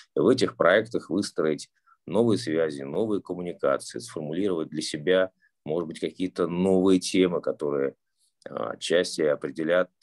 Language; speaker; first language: Russian; native; Russian